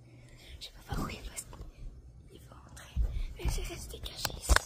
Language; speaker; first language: French; native; French